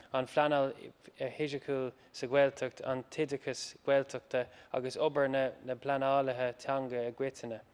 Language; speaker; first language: Irish; non-native, local second language; English